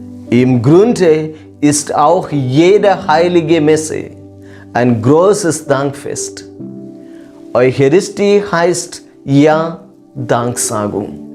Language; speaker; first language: German; non-native, fluent; Malayalam